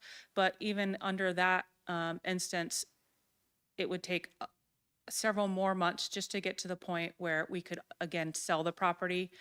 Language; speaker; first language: English; native; English